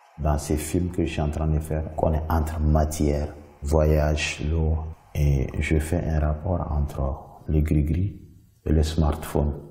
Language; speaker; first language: French; non-native, local second language; Bambara